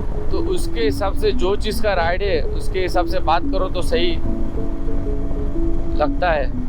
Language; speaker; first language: Hindi; native; Hindi